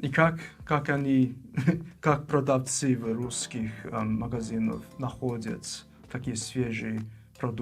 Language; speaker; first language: Russian; non-native, fluent; English